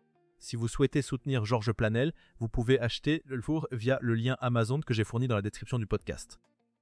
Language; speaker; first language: French; native; French